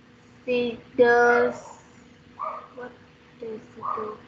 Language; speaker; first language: English; non-native, learner; Vietnamese